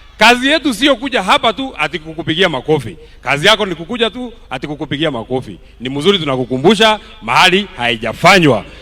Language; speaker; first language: Swahili; non-native, local second language; Kikuyu